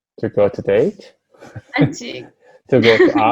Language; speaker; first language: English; non-native, fluent; Korean